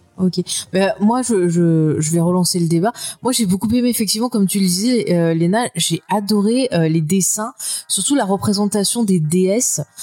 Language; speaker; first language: French; native; French